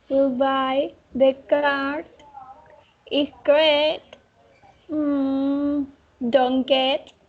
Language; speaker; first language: English; non-native, learner; Spanish